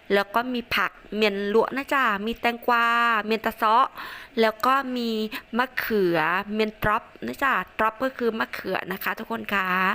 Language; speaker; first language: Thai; non-native, local second language; Northern Khmer